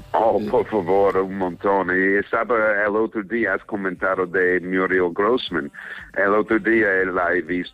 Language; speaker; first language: Spanish; non-native, fluent; English